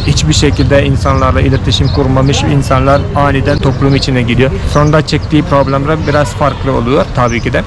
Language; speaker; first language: Turkish; non-native, fluent; Hindi